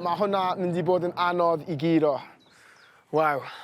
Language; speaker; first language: Welsh; native; Welsh